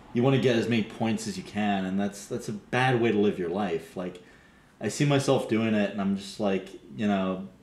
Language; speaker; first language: English; native; English